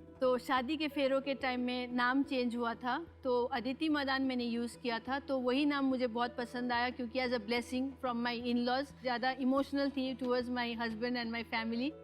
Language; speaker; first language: Hindi; non-native, local second language; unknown